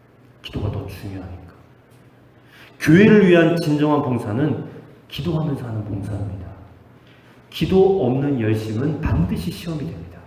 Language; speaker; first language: Korean; native; Korean